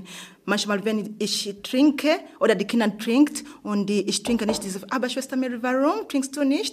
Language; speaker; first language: German; non-native, learner; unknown